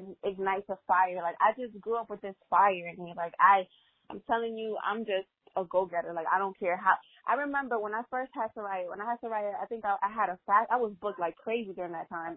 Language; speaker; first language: English; non-native, fluent; Spanish